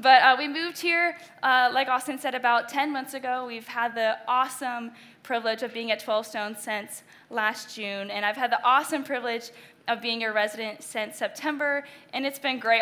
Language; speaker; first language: English; native; English